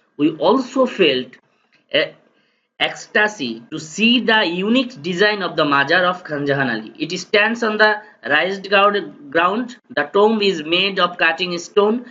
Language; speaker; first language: English; non-native, local second language; Bangla